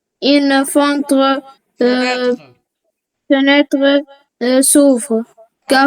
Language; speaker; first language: French; non-native, local second language; Arabic